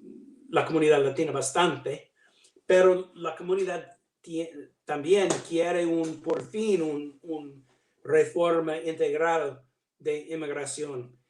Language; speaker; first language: Spanish; non-native, learner; English